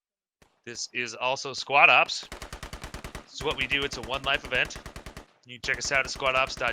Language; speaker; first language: English; native; English